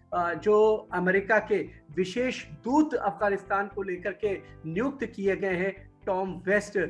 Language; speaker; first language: Hindi; native; Hindi